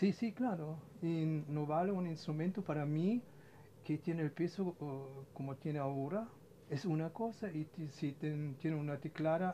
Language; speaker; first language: Spanish; non-native, fluent; German